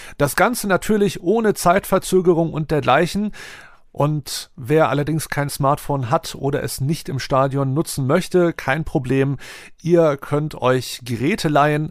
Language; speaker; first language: German; native; German